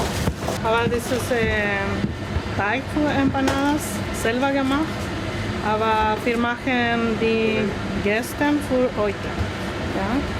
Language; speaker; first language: German; non-native, learner; Spanish